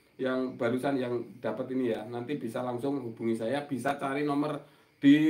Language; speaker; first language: Indonesian; non-native, local second language; Javanese